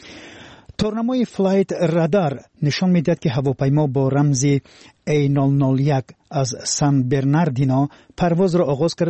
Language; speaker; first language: Persian; native; Persian